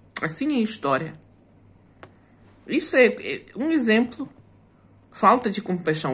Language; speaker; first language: Portuguese; non-native, fluent; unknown